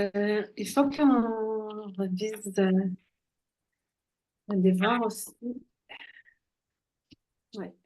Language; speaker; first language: French; non-native, fluent; Hebrew